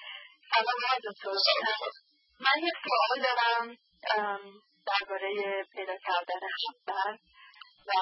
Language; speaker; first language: Persian; early bilingual, heritage; Persian